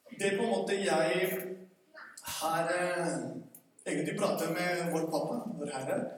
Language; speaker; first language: Norwegian; non-native, fluent; Spanish